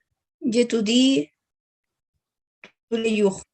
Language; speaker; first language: French; non-native, learner; Spanish